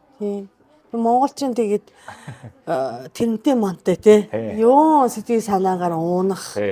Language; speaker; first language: Mongolian; non-native, fluent; Japanese